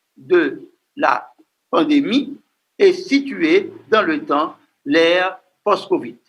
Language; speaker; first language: French; non-native, local second language; Haitian Creole